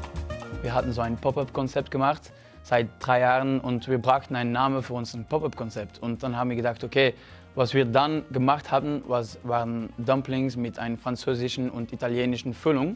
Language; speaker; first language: German; non-native, fluent; French